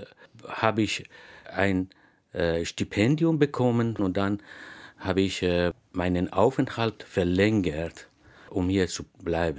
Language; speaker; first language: German; non-native, fluent; Persian